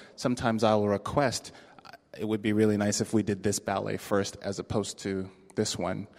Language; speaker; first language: English; native; English